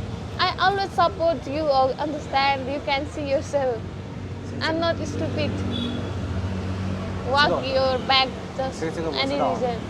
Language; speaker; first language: English; non-native, learner; Nepali